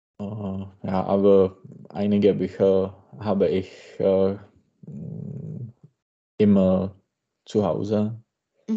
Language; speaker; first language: German; non-native, learner; Czech